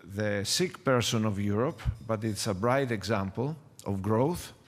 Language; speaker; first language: English; non-native, fluent; Greek